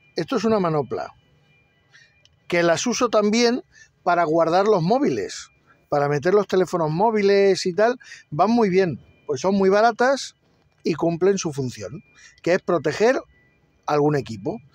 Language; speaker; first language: Spanish; native; Spanish